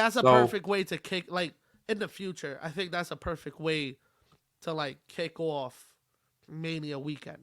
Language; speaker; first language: English; native; English